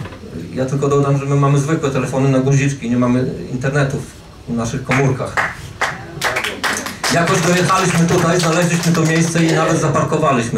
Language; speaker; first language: Polish; native; Polish